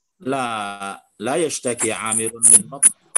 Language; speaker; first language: Arabic; non-native, fluent; Indonesian